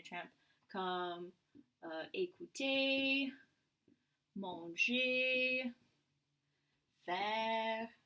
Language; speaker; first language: French; non-native, learner; English